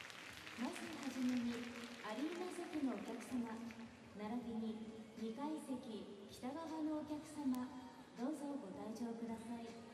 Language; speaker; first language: Japanese; native; Japanese